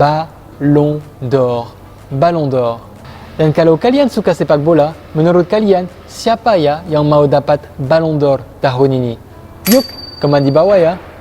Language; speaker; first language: Indonesian; non-native, fluent; French